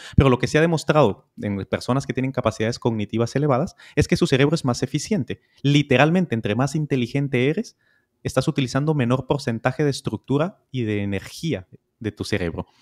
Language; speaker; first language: Spanish; native; Spanish